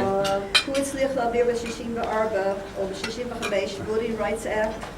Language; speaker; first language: Hebrew; non-native, fluent; English